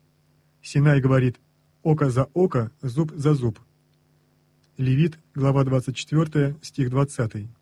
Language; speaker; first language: Russian; native; Russian